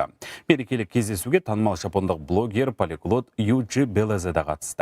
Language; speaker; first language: Kazakh; native; Kazakh